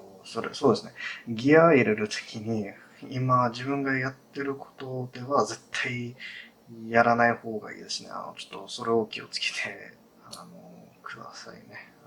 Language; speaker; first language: Japanese; non-native, fluent; English